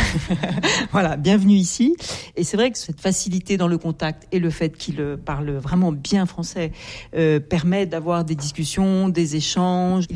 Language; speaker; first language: French; native; French